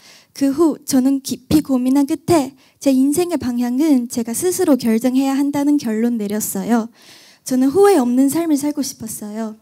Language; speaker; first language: Korean; non-native, fluent; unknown